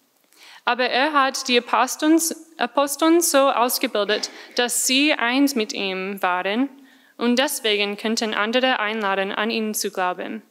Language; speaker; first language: German; non-native, fluent; English